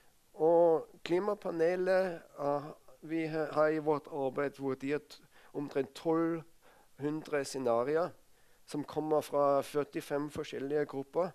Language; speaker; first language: Norwegian; non-native, fluent; German